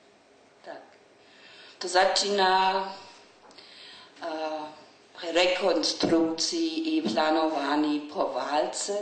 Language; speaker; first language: Czech; non-native, learner; German